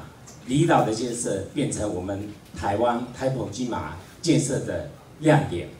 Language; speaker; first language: Chinese; native; Chinese